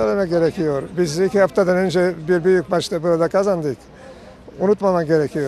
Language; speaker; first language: Turkish; non-native, learner; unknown